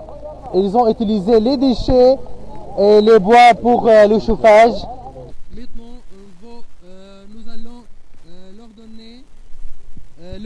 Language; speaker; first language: French; non-native, fluent; Arabic